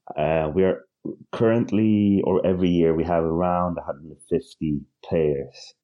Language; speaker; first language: English; early bilingual, other home language; Swedish